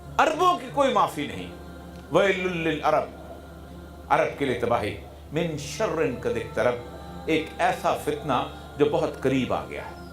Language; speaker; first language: Urdu; non-native, local second language; Punjabi